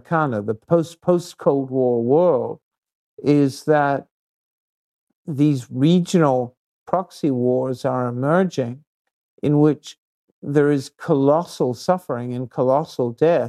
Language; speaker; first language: English; native; English